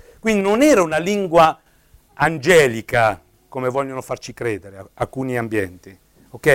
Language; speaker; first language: Italian; native; Italian